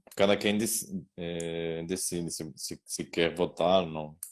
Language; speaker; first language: Portuguese; non-native, learner; Spanish